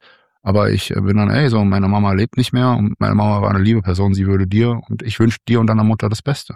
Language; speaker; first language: German; native; German